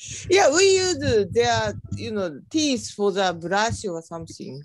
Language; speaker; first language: English; non-native, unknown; Japanese